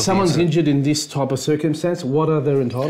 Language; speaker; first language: English; native; English